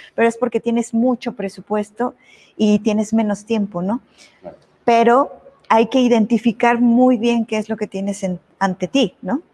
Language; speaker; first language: Spanish; native; Spanish